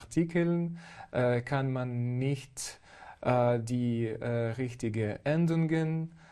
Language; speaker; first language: German; non-native, fluent; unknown